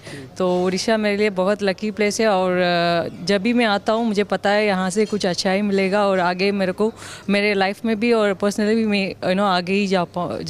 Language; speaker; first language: Hindi; non-native, local second language; Tamil